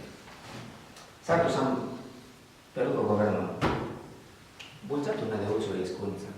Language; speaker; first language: Basque; non-native, learner; Spanish